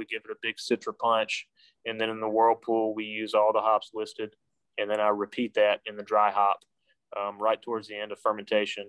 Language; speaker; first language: English; native; English